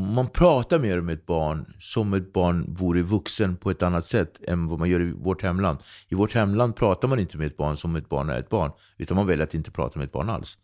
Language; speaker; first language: Swedish; early bilingual, other home language; Kabuverdianu